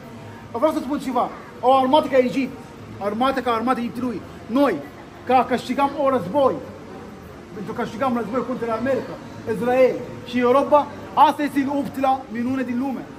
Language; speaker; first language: Romanian; non-native, learner; Arabic